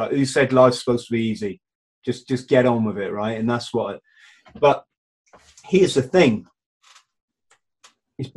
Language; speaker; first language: English; native; English